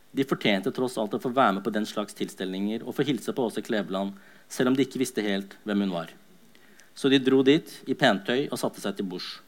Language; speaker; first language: Norwegian; early bilingual, other home language; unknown